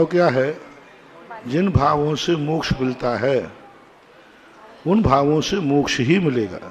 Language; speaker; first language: Hindi; native; Hindi